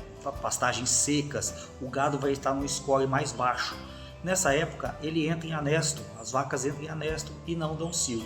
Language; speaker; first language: Portuguese; native; Portuguese